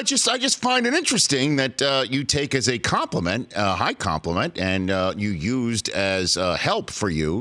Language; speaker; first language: English; native; English